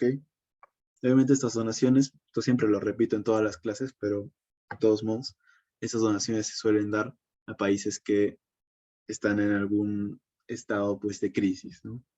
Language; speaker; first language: Spanish; native; Spanish